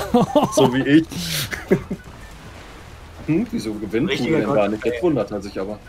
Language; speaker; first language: German; native; German